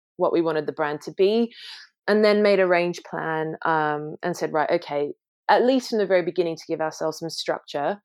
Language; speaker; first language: English; native; English